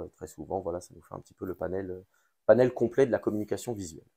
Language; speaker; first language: French; native; French